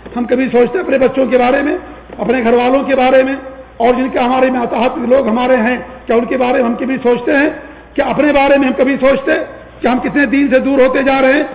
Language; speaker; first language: Urdu; native; Urdu